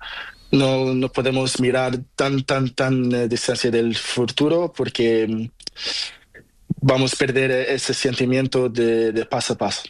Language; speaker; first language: Spanish; non-native, learner; Portuguese